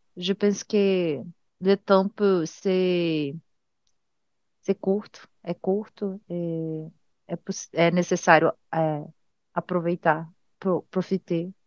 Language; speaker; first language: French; non-native, learner; Portuguese